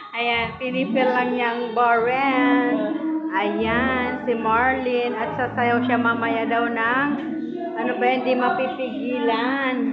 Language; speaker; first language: Filipino; non-native, local second language; Waray